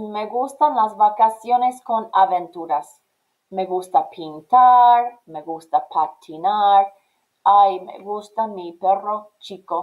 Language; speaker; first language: Spanish; non-native, fluent; English